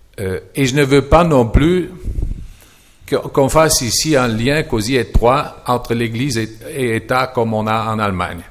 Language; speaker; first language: French; non-native, fluent; German